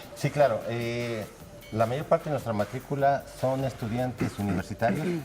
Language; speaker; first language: Spanish; native; Spanish